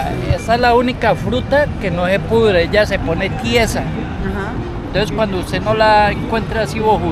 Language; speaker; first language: Spanish; native; Spanish